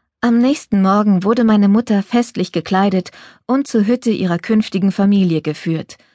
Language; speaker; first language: German; native; German